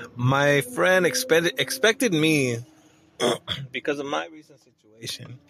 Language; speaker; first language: English; early bilingual, other home language; Spanish